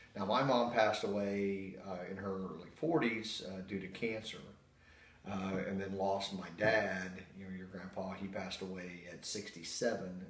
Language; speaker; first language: English; native; English